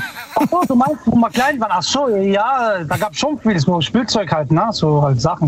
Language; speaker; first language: German; early bilingual, other home language; Italian